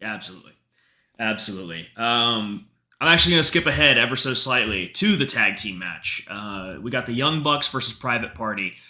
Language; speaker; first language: English; native; English